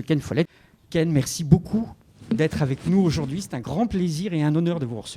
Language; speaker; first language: French; native; French